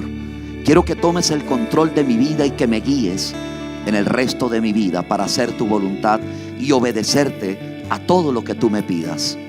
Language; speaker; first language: Spanish; native; Spanish